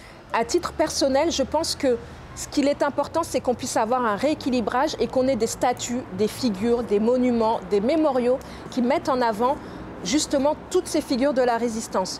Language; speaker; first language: French; native; French